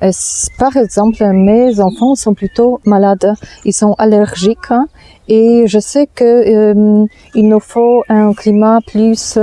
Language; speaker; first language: French; non-native, fluent; Polish